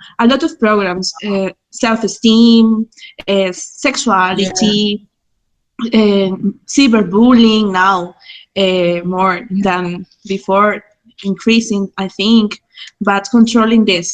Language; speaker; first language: English; non-native, fluent; Spanish